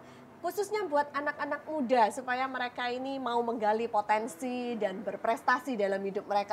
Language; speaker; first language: Indonesian; native; Indonesian